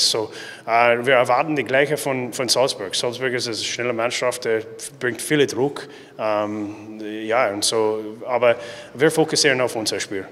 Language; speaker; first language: German; non-native, learner; English